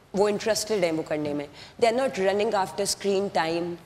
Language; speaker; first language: Urdu; native; Urdu